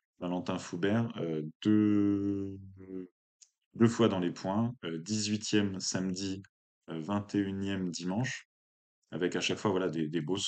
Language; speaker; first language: French; native; French